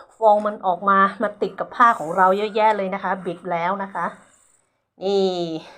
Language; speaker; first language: Thai; non-native, local second language; Hmong